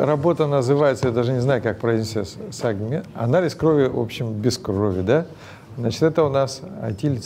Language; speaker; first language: Russian; native; Russian